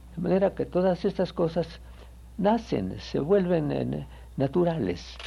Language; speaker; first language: Spanish; native; Spanish